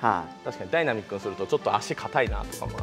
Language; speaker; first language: Japanese; native; Japanese